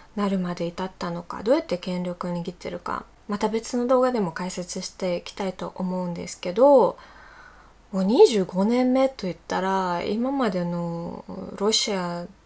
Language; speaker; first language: Japanese; non-native, fluent; Russian